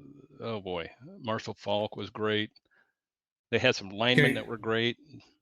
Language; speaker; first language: English; native; English